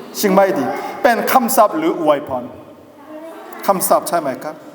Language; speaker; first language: Thai; non-native, learner; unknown